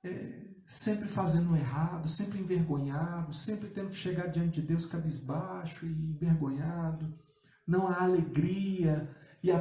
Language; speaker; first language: Portuguese; native; Portuguese